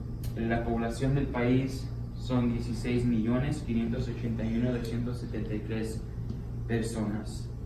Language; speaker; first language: Spanish; early bilingual, heritage; Spanish